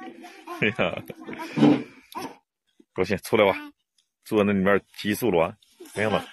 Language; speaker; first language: Chinese; native; Chinese